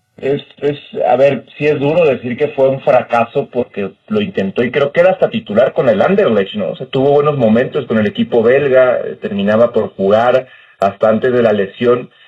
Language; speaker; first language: Spanish; native; Spanish